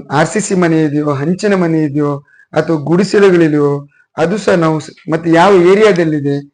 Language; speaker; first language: Kannada; non-native, local second language; Urdu